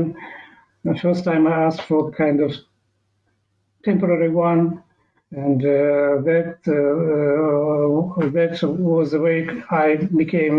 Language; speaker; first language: English; non-native, learner; Ukrainian